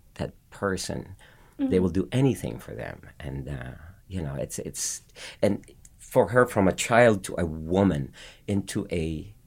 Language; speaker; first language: English; non-native, local second language; Filipino